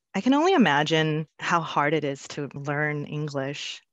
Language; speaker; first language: English; native; English